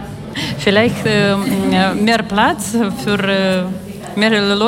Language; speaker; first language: German; non-native, learner; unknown